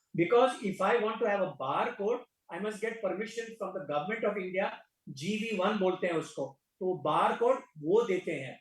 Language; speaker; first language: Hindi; non-native, local second language; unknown